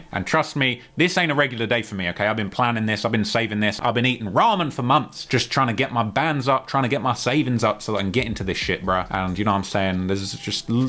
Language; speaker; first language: English; native; English